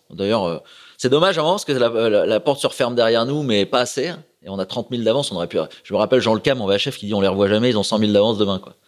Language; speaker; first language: French; native; French